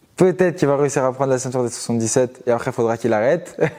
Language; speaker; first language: French; native; French